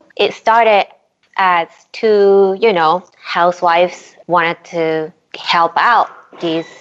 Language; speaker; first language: English; non-native, fluent; Japanese